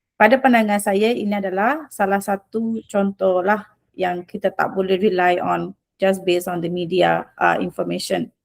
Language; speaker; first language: Malay; early bilingual, other home language; Rohingya